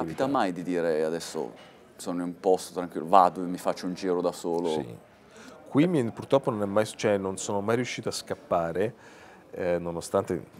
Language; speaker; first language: Italian; native; Italian